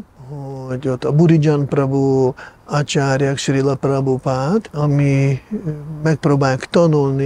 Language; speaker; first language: Hungarian; non-native, fluent; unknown